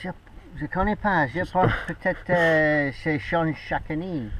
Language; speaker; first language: French; non-native, learner; English